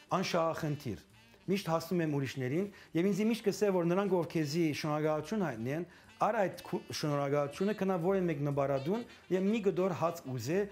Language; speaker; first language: Armenian; early bilingual, heritage; Armenian